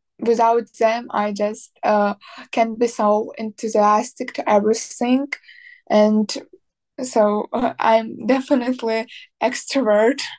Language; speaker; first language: English; non-native, learner; Ukrainian